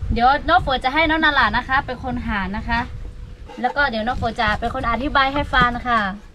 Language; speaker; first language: Thai; non-native, local second language; Lahu